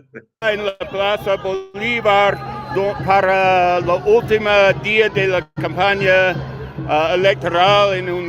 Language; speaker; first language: Spanish; non-native, learner; English